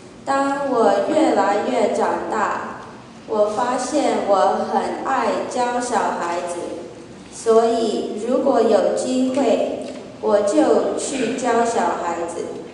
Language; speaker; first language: Chinese; early bilingual, heritage; Chinese